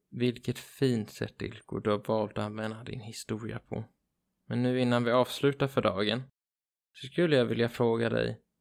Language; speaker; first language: Swedish; native; Swedish